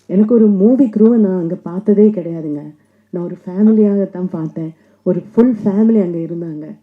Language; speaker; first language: Tamil; non-native, local second language; Malayalam